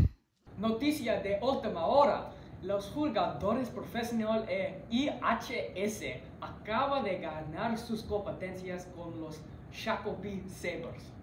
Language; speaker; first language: Spanish; non-native, learner; English